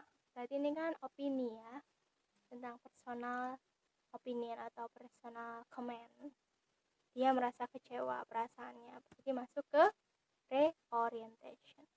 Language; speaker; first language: Indonesian; native; Indonesian